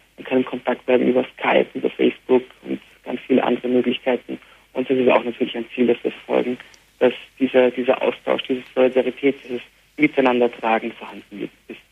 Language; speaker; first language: German; early bilingual, heritage; Arabic